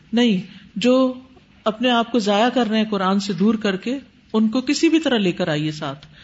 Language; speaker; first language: Urdu; native; Urdu